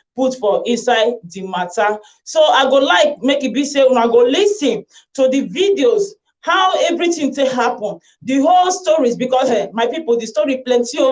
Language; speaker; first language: Nigerian Pidgin; native; Nigerian Pidgin